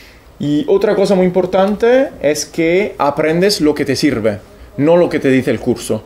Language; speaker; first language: Spanish; non-native, fluent; Italian